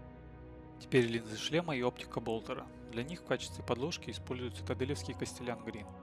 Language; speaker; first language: Russian; native; Russian